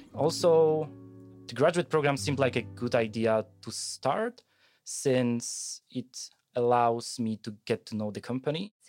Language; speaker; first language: English; non-native, fluent; Polish